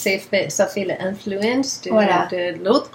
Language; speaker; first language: French; non-native, learner; English